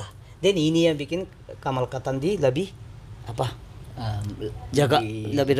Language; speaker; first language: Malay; non-native, learner; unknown